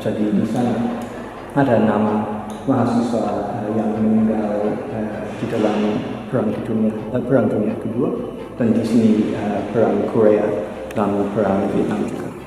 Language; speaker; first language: Indonesian; non-native, fluent; English